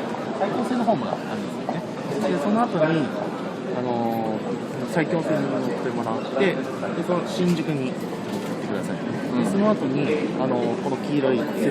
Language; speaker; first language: Japanese; native; Japanese